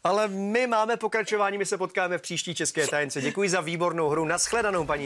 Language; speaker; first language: Czech; native; Czech